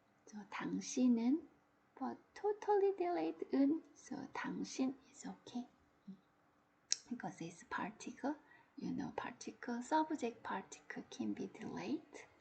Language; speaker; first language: English; non-native, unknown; Korean